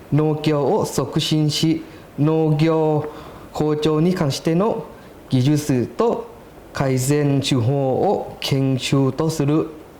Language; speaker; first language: Japanese; non-native, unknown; Thai